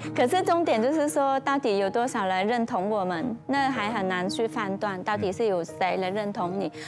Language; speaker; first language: Chinese; non-native, fluent; Vietnamese